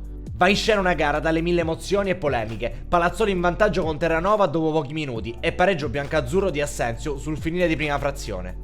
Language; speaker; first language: Italian; native; Italian